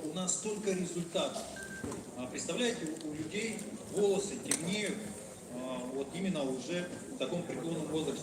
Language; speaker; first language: Russian; native; Russian